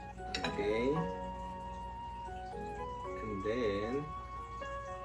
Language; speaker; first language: English; non-native, local second language; Filipino